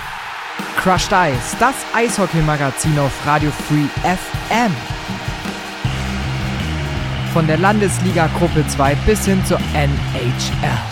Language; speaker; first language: German; native; German